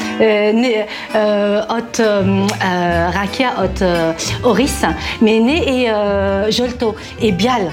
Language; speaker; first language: Bulgarian; non-native, learner; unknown